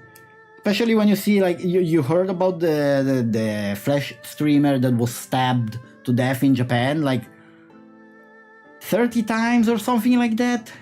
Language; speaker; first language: English; non-native, fluent; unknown